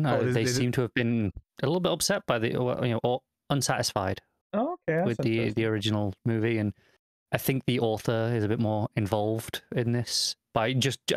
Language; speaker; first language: English; native; English